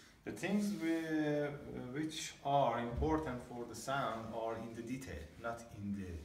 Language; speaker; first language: English; non-native, learner; Persian